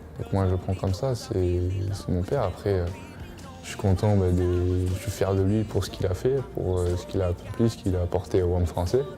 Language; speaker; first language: French; early bilingual, heritage; French